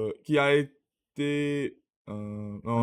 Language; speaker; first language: French; non-native, learner; Russian